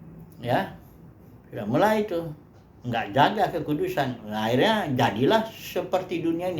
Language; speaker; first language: Indonesian; native; Indonesian